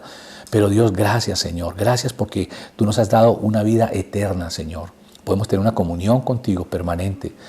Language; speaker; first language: Spanish; native; Spanish